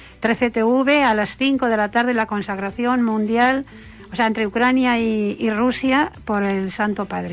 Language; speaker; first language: Spanish; native; Spanish